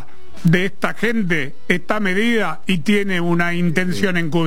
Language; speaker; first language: Spanish; native; Spanish